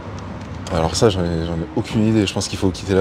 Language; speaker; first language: French; native; French